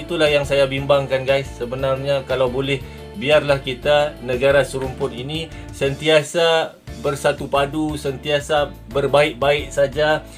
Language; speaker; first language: Malay; native; Malay